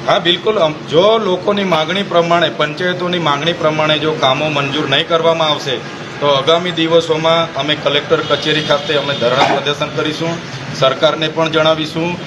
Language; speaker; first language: Gujarati; non-native, local second language; Vasavi